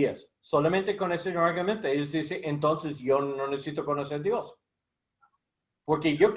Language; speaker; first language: Spanish; non-native, learner; English